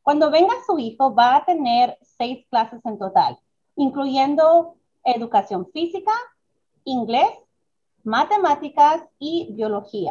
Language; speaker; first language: Spanish; early bilingual, other home language; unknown